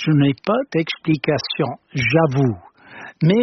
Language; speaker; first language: French; non-native, fluent; English